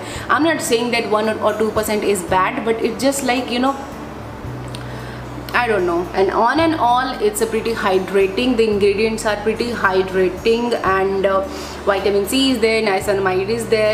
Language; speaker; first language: English; non-native, local second language; Hindi